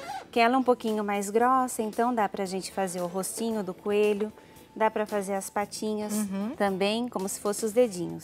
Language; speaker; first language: Portuguese; native; Portuguese